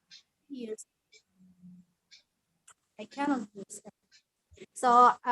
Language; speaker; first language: English; non-native, learner; Indonesian